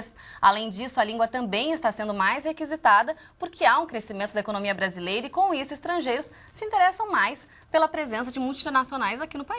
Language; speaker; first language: Portuguese; native; Portuguese